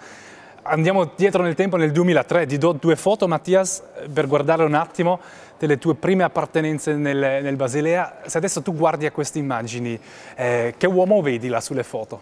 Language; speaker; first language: Italian; non-native, local second language; German